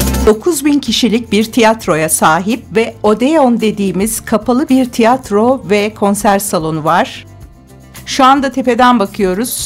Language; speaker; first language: Turkish; native; Turkish